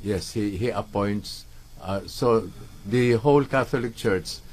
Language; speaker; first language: English; non-native, local second language; Filipino